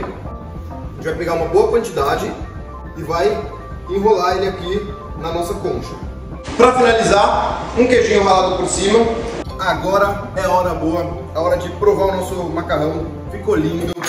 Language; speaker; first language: Portuguese; native; Portuguese